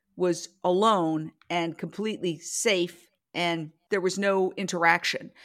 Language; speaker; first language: English; native; English